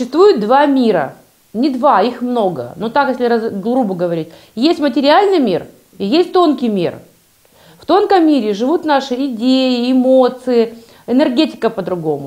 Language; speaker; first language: Russian; native; Russian